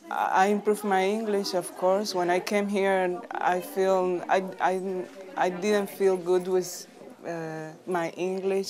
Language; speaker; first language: English; non-native, learner; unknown